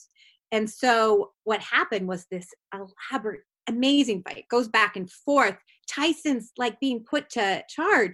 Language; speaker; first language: English; native; English